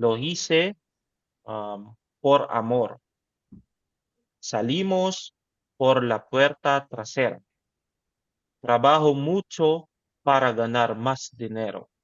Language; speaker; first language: Spanish; non-native, learner; Filipino